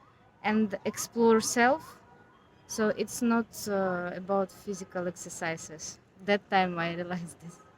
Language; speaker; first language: English; non-native, learner; Ukrainian